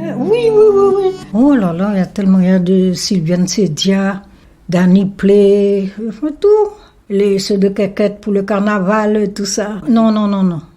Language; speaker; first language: French; non-native, local second language; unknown